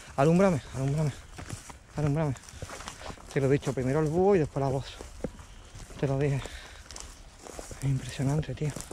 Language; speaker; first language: Spanish; native; Spanish